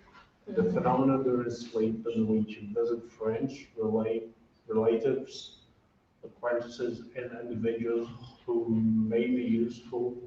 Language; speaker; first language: English; non-native, fluent; Portuguese